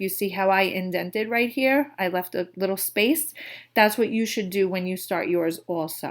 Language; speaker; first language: English; native; English